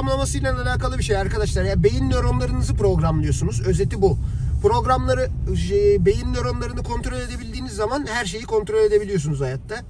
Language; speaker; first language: Turkish; native; Turkish